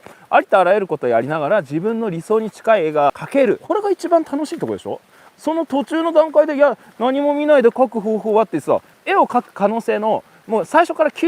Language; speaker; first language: Japanese; native; Japanese